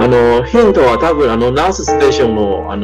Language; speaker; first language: Japanese; non-native, learner; Chinese